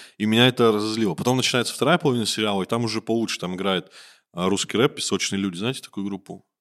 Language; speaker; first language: Russian; native; Russian